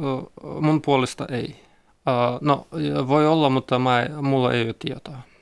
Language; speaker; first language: Finnish; non-native, learner; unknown